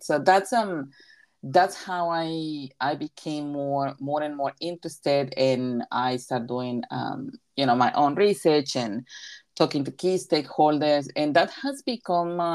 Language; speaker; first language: English; non-native, fluent; Spanish